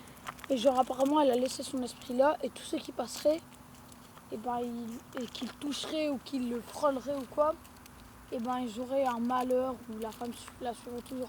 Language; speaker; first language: French; native; French